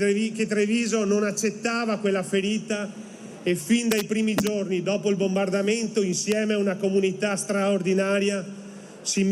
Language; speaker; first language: Italian; native; Italian